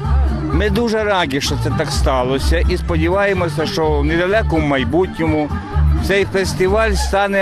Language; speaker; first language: Ukrainian; native; Ukrainian